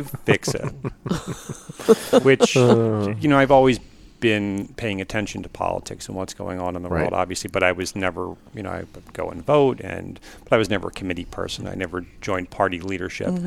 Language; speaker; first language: English; native; English